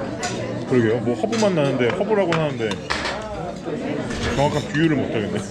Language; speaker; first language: Korean; native; Korean